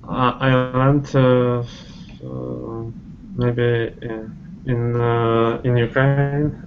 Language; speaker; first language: English; non-native, learner; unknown